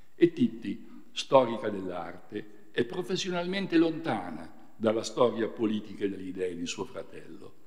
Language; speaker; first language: Italian; native; Italian